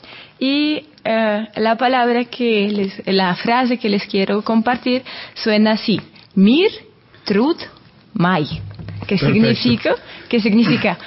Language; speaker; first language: Spanish; non-native, fluent; Russian